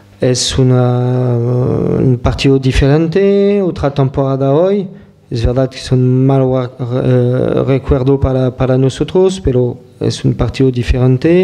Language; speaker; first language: Spanish; non-native, fluent; French